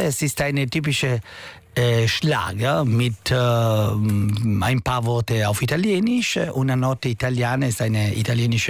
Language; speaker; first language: German; non-native, local second language; Italian